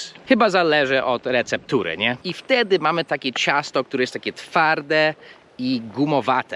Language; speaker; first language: Polish; non-native, fluent; English